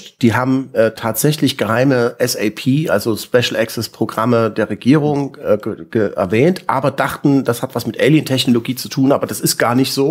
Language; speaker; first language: German; native; German